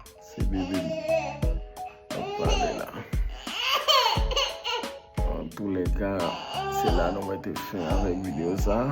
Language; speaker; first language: French; non-native, learner; Haitian Creole